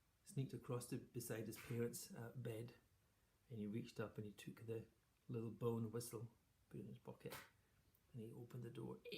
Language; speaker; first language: English; native; English